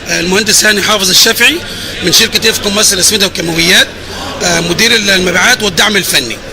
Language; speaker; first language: Arabic; native; Arabic